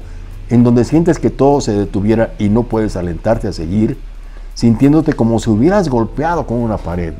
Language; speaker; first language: Spanish; native; Spanish